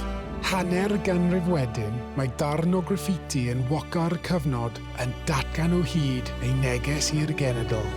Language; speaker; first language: Welsh; non-native, local second language; English